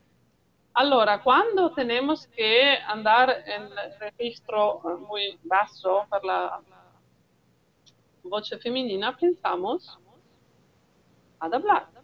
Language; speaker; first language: Spanish; non-native, learner; Italian